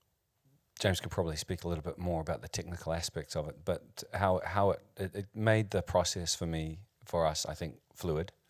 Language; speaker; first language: English; native; English